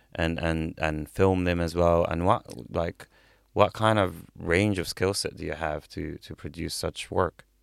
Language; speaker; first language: English; non-native, fluent; Arabic